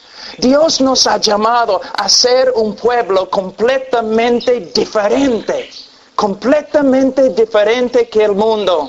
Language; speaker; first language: Spanish; non-native, fluent; English